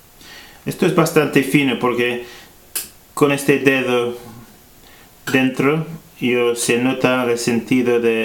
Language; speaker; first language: Spanish; non-native, fluent; English